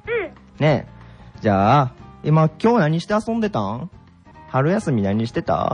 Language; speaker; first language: Japanese; native; Japanese